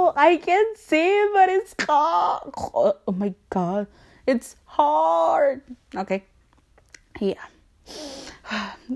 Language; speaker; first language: English; non-native, learner; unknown